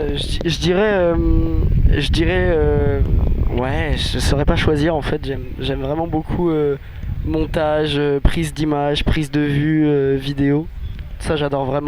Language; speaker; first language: French; native; French